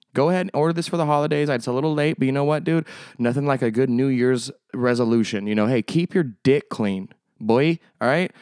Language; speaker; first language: English; native; English